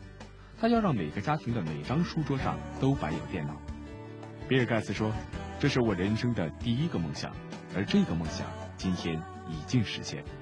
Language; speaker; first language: Chinese; native; Chinese